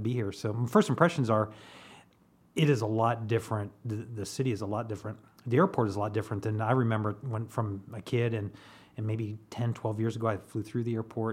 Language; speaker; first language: English; native; English